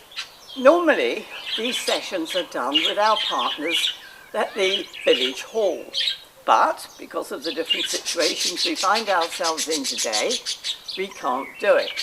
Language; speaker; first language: English; native; English